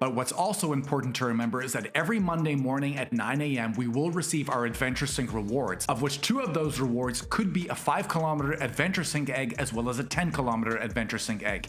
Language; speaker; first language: English; native; English